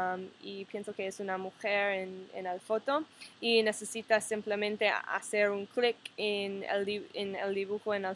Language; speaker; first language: Spanish; non-native, fluent; English